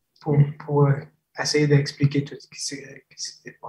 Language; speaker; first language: French; non-native, fluent; English